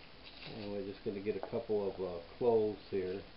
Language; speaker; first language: English; native; English